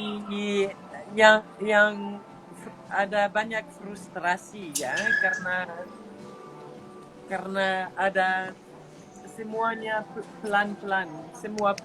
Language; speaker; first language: Indonesian; non-native, fluent; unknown